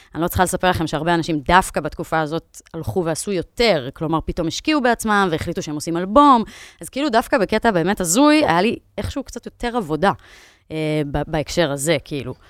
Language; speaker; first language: Hebrew; native; Hebrew